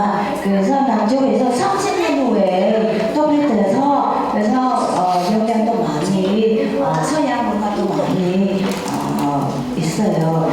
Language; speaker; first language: Korean; non-native, learner; Vietnamese